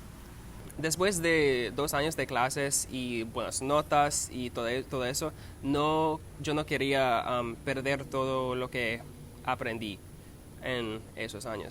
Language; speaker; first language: Spanish; non-native, learner; English